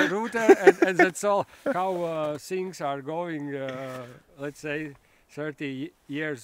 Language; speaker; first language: English; non-native, learner; Latvian